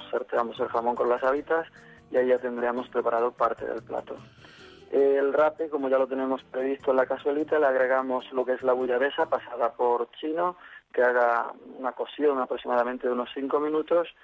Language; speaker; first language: Spanish; native; Spanish